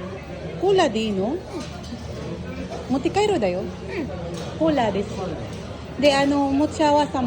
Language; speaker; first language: Japanese; non-native, learner; Filipino